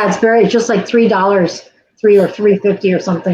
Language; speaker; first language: English; native; English